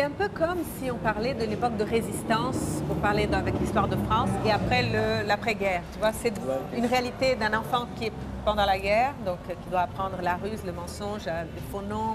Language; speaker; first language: French; non-native, fluent; Portuguese